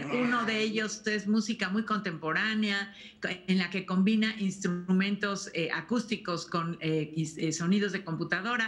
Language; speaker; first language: Spanish; native; Spanish